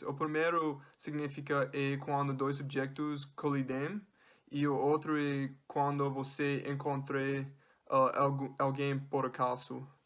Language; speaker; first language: Portuguese; non-native, learner; English